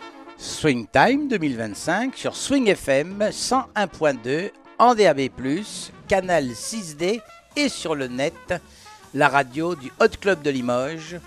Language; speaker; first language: French; native; French